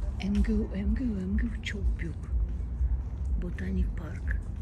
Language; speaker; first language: Turkish; non-native, local second language; Russian